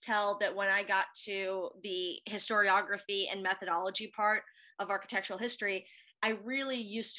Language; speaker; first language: English; native; English